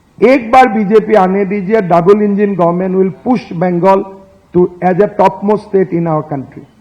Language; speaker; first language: Hindi; non-native, local second language; Assamese